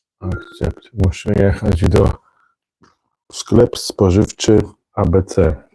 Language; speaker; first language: Polish; native; Polish